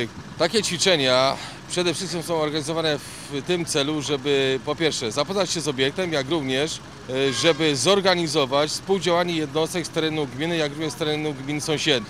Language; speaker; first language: Polish; native; Polish